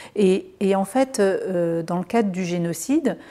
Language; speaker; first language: French; native; French